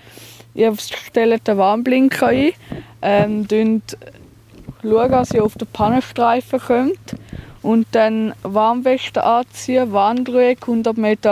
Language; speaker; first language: German; native; German